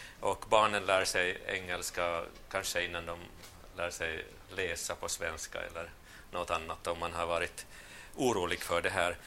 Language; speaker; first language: Swedish; non-native, local second language; Finnish